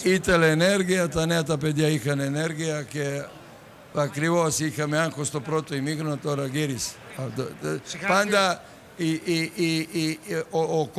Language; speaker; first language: Greek; non-native, fluent; Serbian